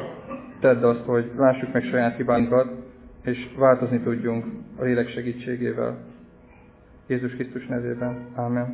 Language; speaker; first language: Hungarian; native; Hungarian